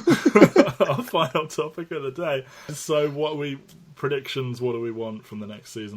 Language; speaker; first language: English; native; English